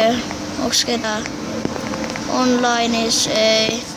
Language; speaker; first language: Finnish; native; Finnish